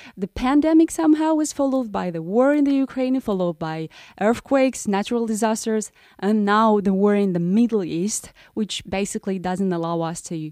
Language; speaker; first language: English; non-native, fluent; Romanian